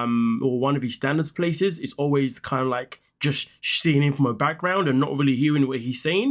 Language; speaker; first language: English; native; English